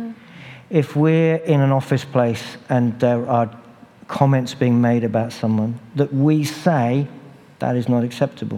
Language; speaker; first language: English; native; English